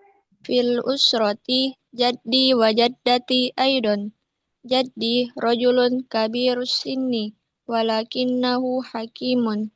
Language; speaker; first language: Arabic; non-native, learner; Indonesian